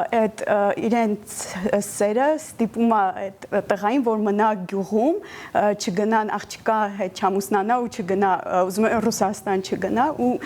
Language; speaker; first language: Armenian; native; Armenian